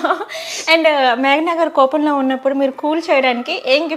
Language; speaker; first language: Telugu; native; Telugu